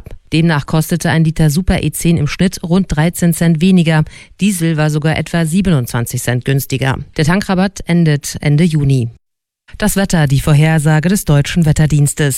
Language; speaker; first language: German; native; German